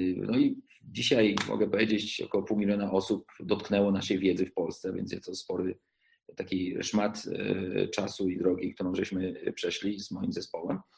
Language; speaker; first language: Polish; early bilingual, heritage; Polish